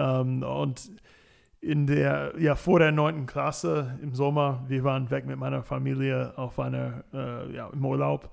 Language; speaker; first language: German; non-native, fluent; English